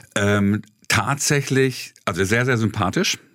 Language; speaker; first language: German; native; German